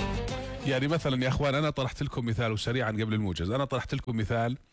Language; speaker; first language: Arabic; native; Arabic